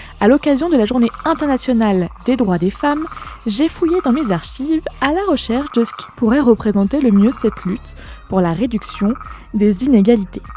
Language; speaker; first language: French; native; French